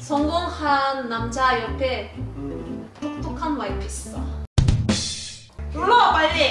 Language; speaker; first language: Korean; non-native, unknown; Russian